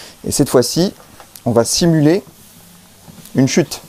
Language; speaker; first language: French; native; French